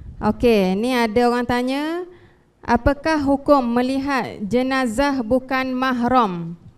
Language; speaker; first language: Malay; native; Malay